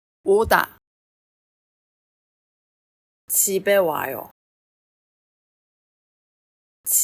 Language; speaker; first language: Korean; non-native, fluent; Chinese